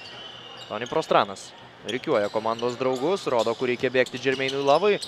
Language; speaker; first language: Lithuanian; native; Lithuanian